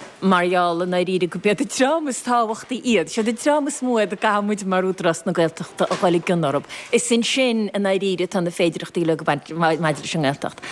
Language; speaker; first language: Irish; native; Irish